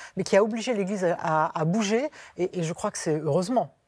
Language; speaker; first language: French; native; French